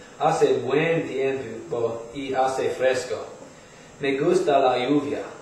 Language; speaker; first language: Spanish; non-native, learner; English